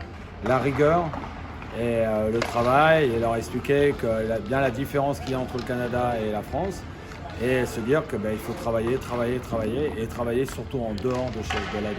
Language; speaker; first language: French; native; French